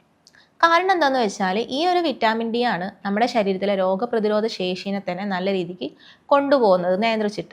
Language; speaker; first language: Malayalam; native; Malayalam